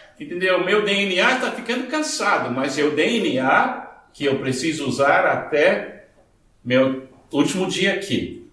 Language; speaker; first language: Portuguese; non-native, fluent; English